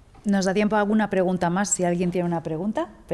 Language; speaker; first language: Spanish; native; Spanish